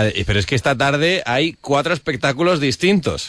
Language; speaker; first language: Spanish; native; Spanish